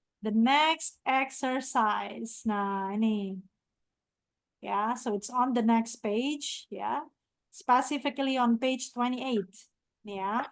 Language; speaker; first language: English; non-native, fluent; Indonesian